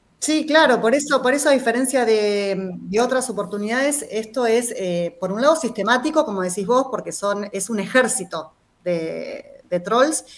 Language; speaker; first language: Spanish; native; Spanish